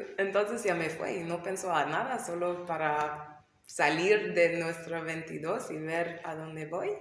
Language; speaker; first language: Spanish; non-native, learner; English